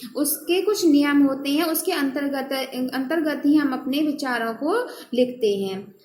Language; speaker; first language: Hindi; native; Hindi